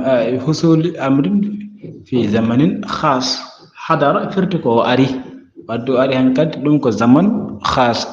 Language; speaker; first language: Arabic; non-native, fluent; Fula